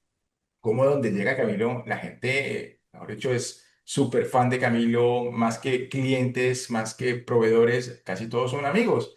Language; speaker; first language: Spanish; native; Spanish